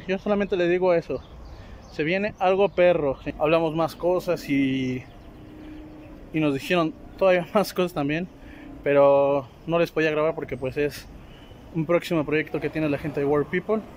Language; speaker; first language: Spanish; native; Spanish